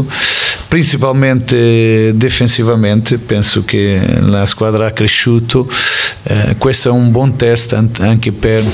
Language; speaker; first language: Italian; non-native, fluent; Portuguese